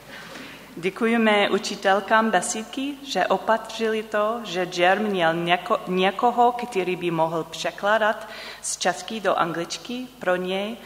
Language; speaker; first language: Czech; non-native, learner; English